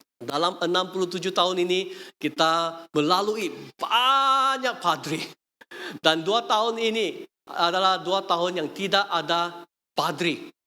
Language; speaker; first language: Malay; non-native, local second language; Chinese